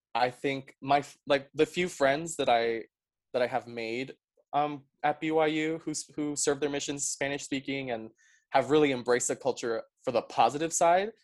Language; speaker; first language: English; early bilingual, other home language; Spanish